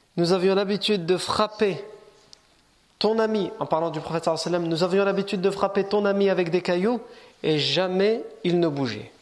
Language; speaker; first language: French; native; French